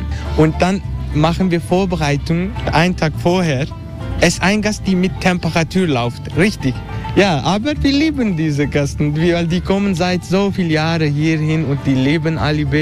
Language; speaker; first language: German; non-native, fluent; Turkish